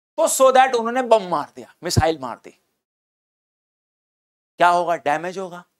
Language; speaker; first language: Hindi; native; Hindi